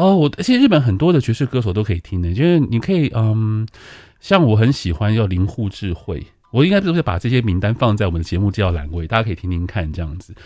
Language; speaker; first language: Chinese; native; Chinese